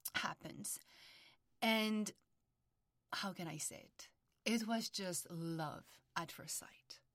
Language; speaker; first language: English; non-native, fluent; French